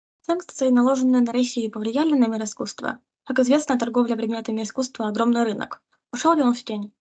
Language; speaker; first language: Russian; native; Russian